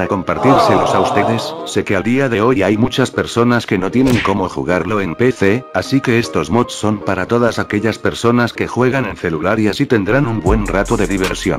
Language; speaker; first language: Spanish; native; Spanish